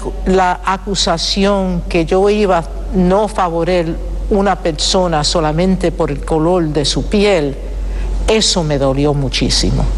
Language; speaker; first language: Spanish; early bilingual, heritage; Spanish